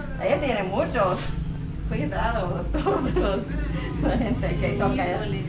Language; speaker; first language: Spanish; non-native, learner; English